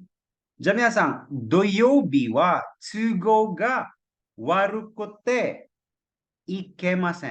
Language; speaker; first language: Japanese; non-native, fluent; Cebuano